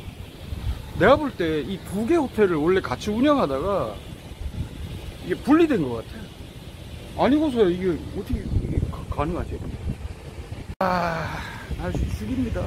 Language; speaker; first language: Korean; native; Korean